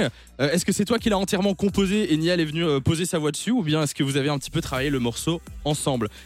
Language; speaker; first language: French; native; French